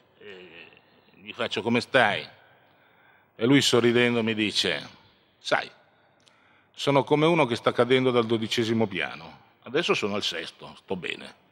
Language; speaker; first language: Italian; native; Italian